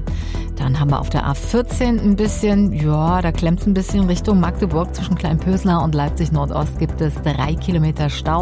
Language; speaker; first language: German; native; German